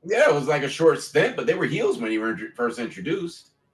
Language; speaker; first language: English; native; English